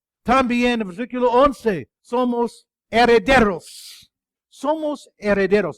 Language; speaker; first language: Spanish; non-native, fluent; English